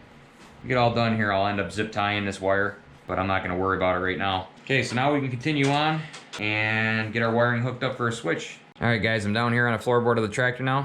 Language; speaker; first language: English; native; English